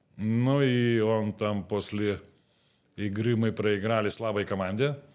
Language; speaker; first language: Russian; non-native, local second language; Lithuanian